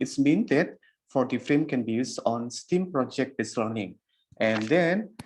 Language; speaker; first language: English; non-native, learner; Indonesian